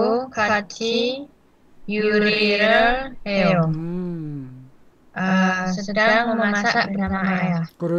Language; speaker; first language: Korean; non-native, learner; Indonesian